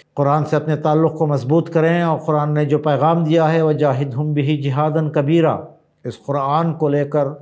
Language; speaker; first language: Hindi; non-native, local second language; Urdu